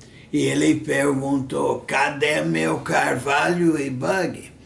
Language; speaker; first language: Portuguese; non-native, fluent; English